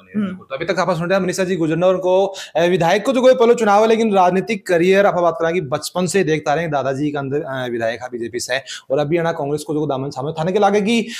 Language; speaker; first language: Hindi; native; Hindi